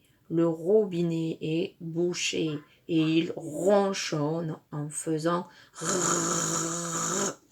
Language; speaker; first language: French; native; French